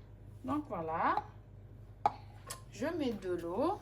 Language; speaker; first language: French; non-native, local second language; Malagasy